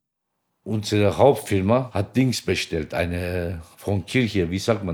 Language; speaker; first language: German; non-native, learner; Turkish